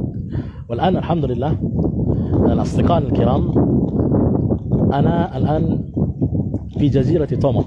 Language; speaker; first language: Arabic; non-native, fluent; Indonesian